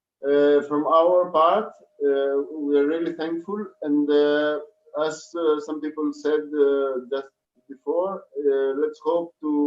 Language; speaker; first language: English; non-native, fluent; Greek